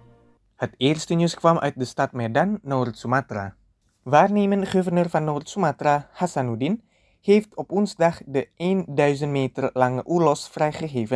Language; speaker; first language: Dutch; non-native, fluent; Indonesian